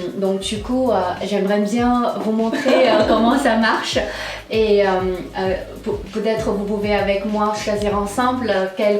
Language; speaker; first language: French; non-native, fluent; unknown